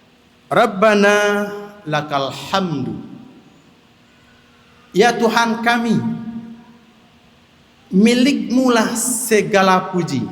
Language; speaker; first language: Indonesian; native; Indonesian